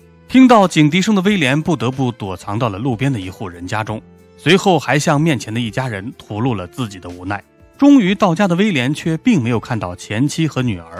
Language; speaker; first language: Chinese; native; Chinese